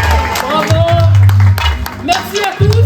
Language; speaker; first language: French; native; French